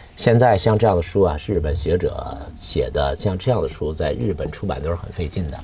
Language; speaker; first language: Chinese; native; Chinese